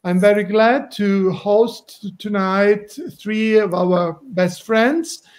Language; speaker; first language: English; non-native, fluent; Italian